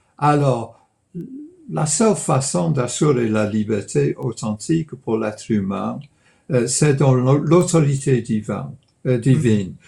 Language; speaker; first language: French; non-native, fluent; English